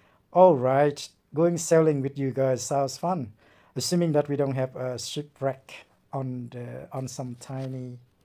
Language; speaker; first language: English; non-native, learner; Vietnamese